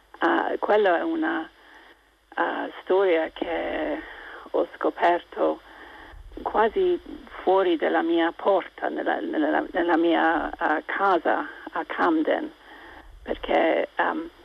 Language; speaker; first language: Italian; non-native, local second language; English